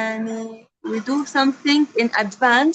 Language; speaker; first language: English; non-native, learner; Arabic